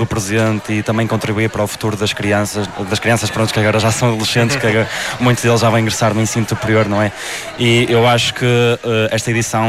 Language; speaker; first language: Portuguese; native; Portuguese